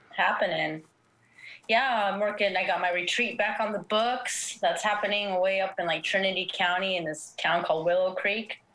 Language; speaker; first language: English; native; English